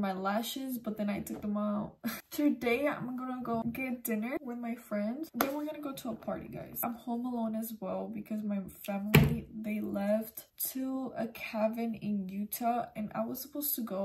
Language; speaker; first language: English; early bilingual, other home language; Spanish